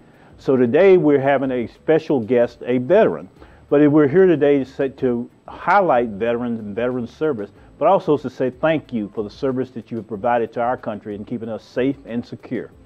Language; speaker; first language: English; native; English